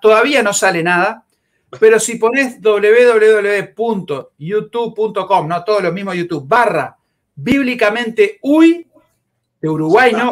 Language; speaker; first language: Spanish; native; Spanish